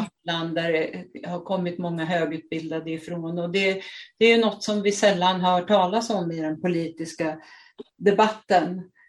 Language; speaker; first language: Swedish; non-native, fluent; Arabic